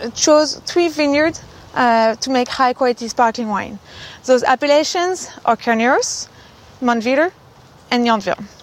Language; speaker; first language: English; non-native, fluent; French